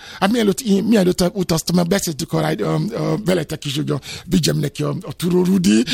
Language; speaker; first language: Hungarian; non-native, fluent; Yoruba